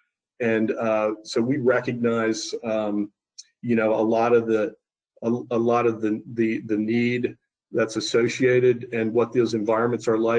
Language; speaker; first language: English; native; English